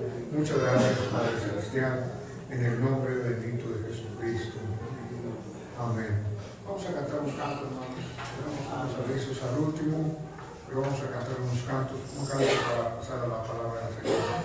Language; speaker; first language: Spanish; native; Spanish